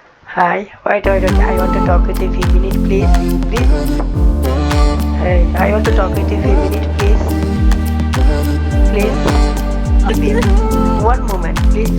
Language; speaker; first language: English; non-native, learner; Bangla